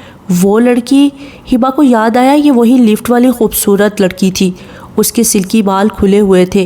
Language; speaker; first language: Urdu; native; Urdu